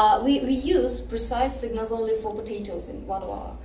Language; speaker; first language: English; non-native, fluent; Russian